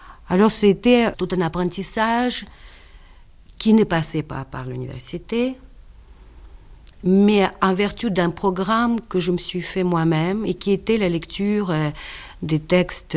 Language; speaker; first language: French; non-native, fluent; Russian